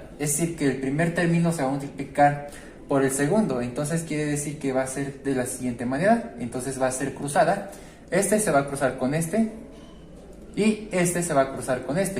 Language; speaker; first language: Spanish; native; Spanish